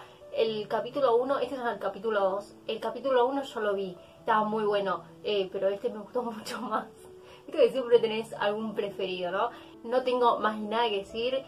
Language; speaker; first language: Spanish; native; Spanish